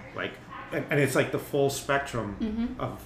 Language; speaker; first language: English; native; English